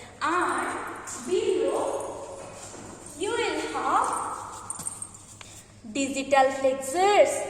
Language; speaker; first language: English; non-native, local second language; Hindi